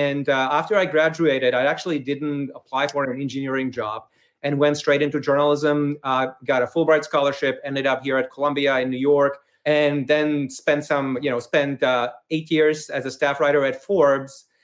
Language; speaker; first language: English; non-native, fluent; Czech